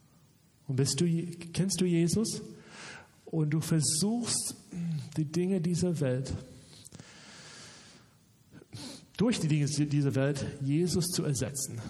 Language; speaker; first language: German; non-native, fluent; English